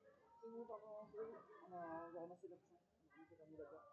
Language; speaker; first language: French; native; French